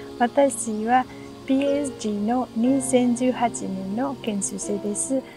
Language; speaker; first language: Japanese; non-native, learner; Nepali